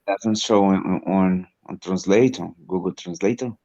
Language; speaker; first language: English; non-native, learner; Portuguese